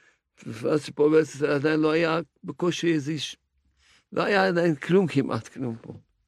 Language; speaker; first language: Hebrew; non-native, fluent; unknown